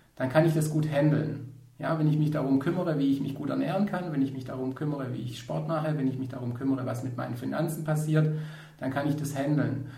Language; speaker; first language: German; native; German